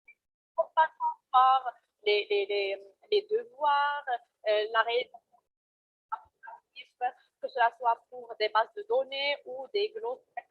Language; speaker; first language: French; non-native, local second language; Arabic